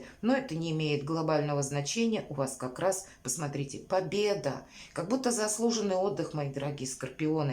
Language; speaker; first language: Russian; native; Russian